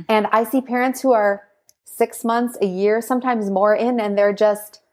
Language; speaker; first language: English; native; English